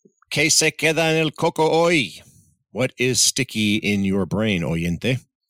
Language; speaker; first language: Spanish; non-native, fluent; English